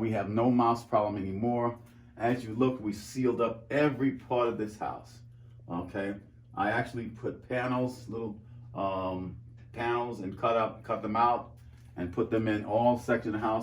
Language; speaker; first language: English; native; English